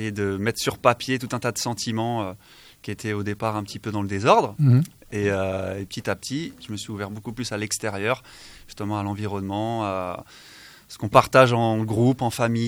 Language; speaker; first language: French; native; French